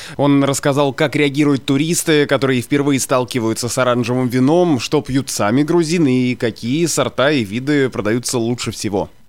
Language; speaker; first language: Russian; native; Russian